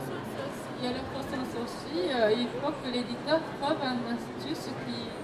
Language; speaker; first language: French; non-native, fluent; Japanese